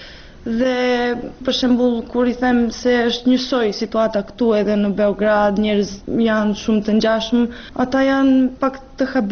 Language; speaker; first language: Albanian; non-native, fluent; Serbian